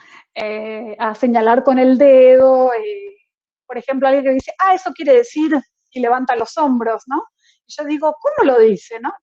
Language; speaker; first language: Spanish; native; Spanish